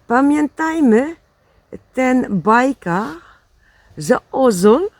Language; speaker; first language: Polish; non-native, learner; Dutch